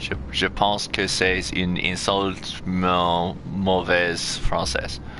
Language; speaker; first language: French; non-native, learner; English